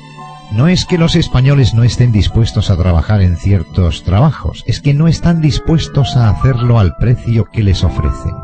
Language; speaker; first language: Spanish; native; Spanish